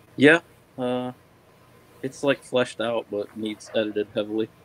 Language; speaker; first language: English; native; English